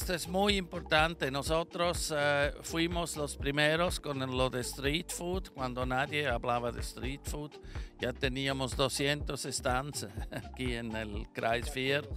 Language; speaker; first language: Spanish; non-native, fluent; German